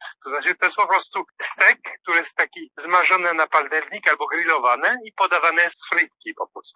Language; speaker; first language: Polish; non-native, fluent; French